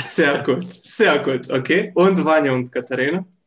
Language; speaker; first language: German; non-native, fluent; Serbian